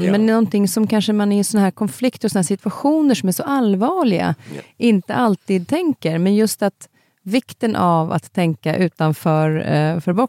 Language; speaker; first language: Swedish; native; Swedish